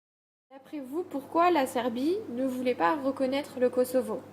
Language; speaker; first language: French; native; French